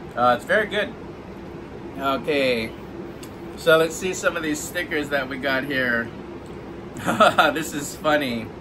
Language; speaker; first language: English; native; English